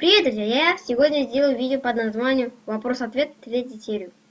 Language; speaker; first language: Russian; non-native, local second language; Kazakh